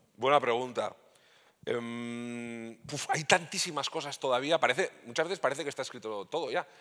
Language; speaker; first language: Spanish; native; Spanish